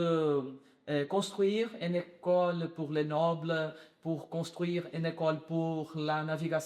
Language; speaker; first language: French; non-native, learner; Portuguese